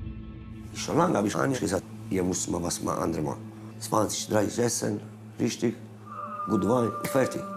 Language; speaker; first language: German; non-native, learner; Italian